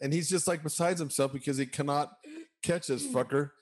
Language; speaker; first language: English; native; English